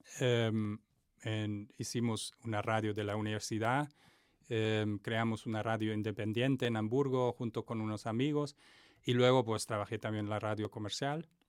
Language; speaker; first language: Spanish; non-native, fluent; German